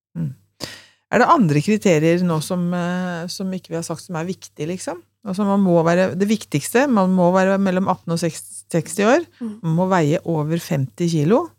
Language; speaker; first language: Norwegian; native; Norwegian